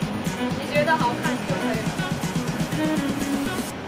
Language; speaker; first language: Chinese; early bilingual, heritage; Indonesian